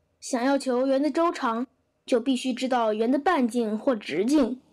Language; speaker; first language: Chinese; native; Chinese